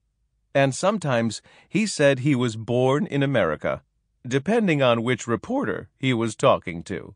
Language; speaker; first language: English; native; English